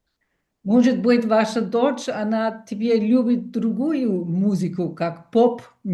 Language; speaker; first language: Russian; non-native, learner; German